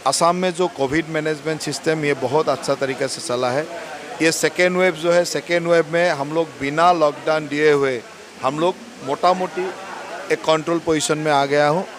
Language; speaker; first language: Hindi; non-native, local second language; Assamese